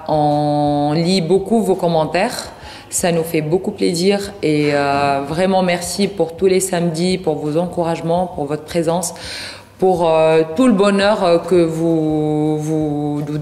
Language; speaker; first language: French; non-native, local second language; Arabic